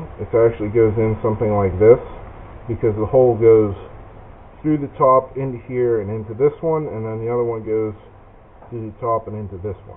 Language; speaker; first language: English; native; English